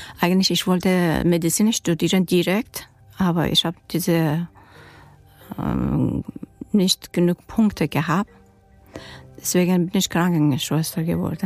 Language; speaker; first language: German; non-native, learner; Persian